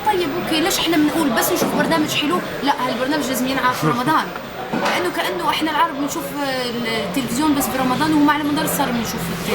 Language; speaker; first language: Arabic; native; Arabic